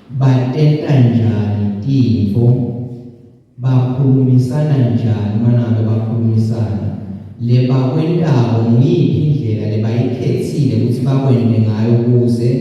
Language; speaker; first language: Zulu; non-native, local second language; Swati